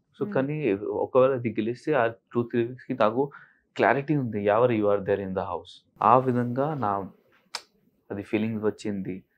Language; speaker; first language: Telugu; non-native, local second language; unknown